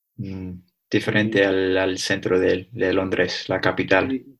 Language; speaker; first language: Spanish; non-native, learner; English